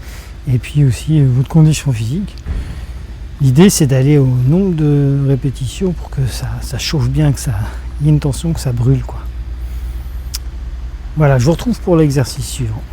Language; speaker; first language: French; native; French